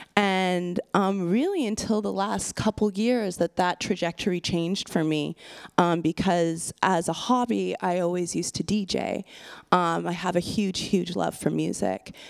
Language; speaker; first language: English; native; English